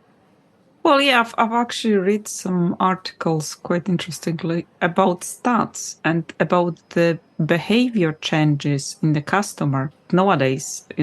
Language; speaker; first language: English; non-native, fluent; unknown